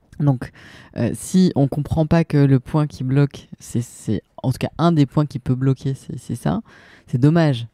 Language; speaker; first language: French; native; French